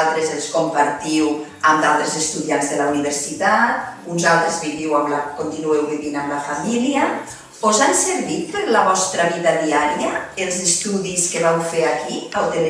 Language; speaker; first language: Catalan; native; Catalan